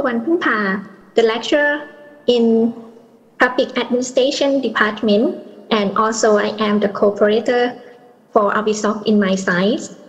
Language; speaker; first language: English; non-native, learner; Thai